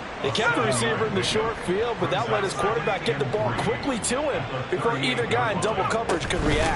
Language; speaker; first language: English; native; English